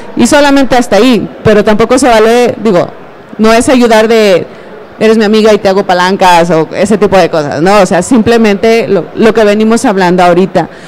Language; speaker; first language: Spanish; native; Spanish